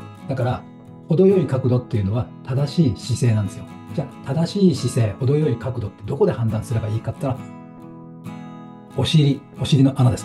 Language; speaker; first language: Japanese; native; Japanese